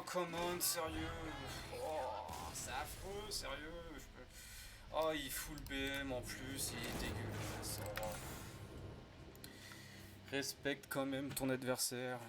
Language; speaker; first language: French; native; French